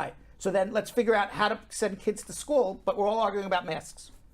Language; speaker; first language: English; native; English